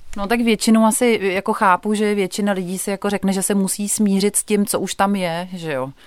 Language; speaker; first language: Czech; native; Czech